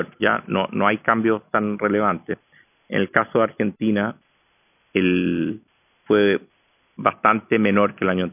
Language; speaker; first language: Spanish; native; Spanish